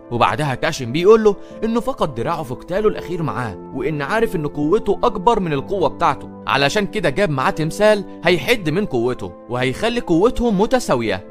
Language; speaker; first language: Arabic; native; Arabic